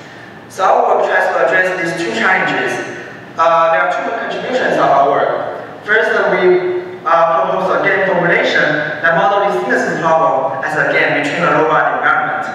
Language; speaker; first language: English; non-native, fluent; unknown